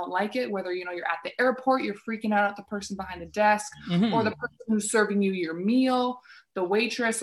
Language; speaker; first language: English; native; English